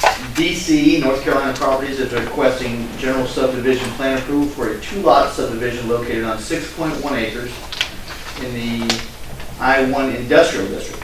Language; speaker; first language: English; native; English